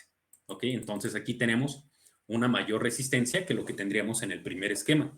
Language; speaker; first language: Spanish; native; Spanish